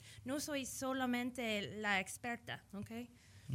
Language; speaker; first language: Spanish; early bilingual, heritage; English